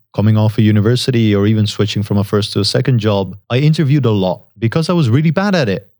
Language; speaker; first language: English; non-native, fluent; Dutch